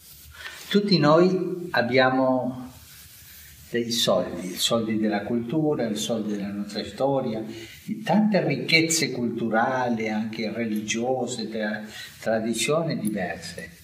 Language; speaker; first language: Italian; non-native, fluent; Spanish